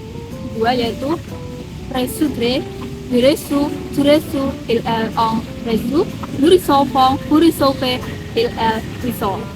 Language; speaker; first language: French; non-native, learner; Indonesian